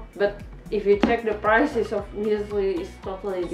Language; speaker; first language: English; non-native, learner; Indonesian